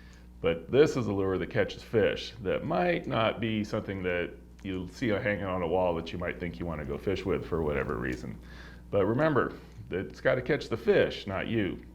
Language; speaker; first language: English; native; English